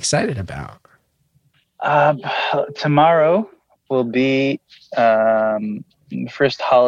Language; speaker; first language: English; non-native, fluent; Hebrew